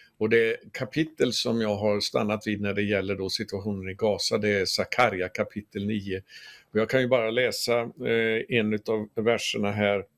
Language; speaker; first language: Swedish; native; Swedish